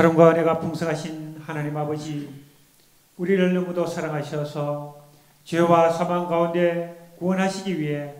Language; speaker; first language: Korean; native; Korean